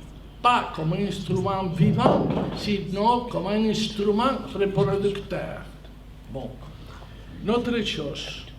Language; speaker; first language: French; non-native, fluent; Spanish